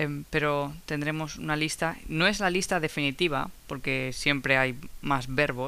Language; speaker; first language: Spanish; non-native, fluent; English